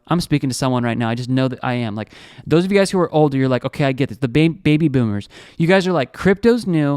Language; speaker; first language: English; native; English